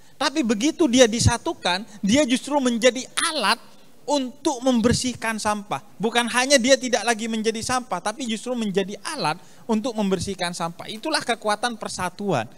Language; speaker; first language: Indonesian; native; Indonesian